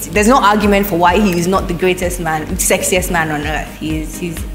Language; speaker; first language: English; non-native, local second language; Yoruba